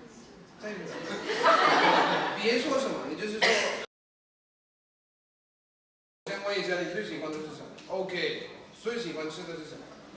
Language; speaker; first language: Chinese; non-native, fluent; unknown